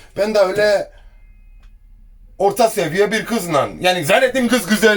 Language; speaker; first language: Turkish; early bilingual, heritage; Turkish